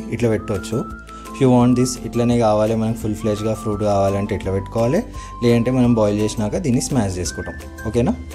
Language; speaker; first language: Telugu; non-native, local second language; Urdu